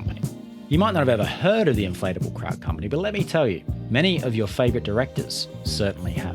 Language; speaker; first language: English; native; English